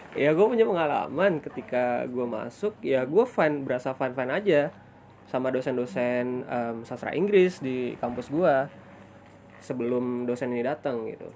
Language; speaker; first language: Indonesian; native; Indonesian